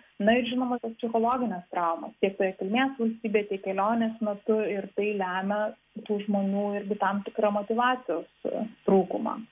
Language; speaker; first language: Lithuanian; native; Lithuanian